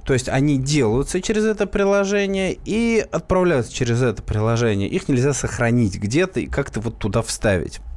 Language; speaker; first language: Russian; native; Russian